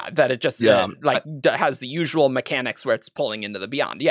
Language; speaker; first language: English; native; English